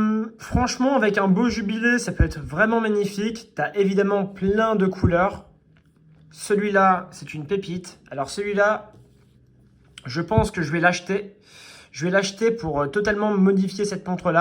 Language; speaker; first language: French; native; French